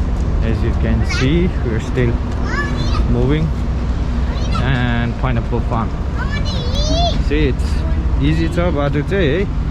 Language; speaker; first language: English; non-native, fluent; Nepali